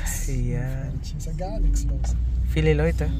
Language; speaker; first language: German; non-native, learner; Filipino